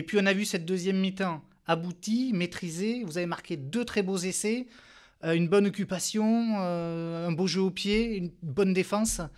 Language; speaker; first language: French; native; French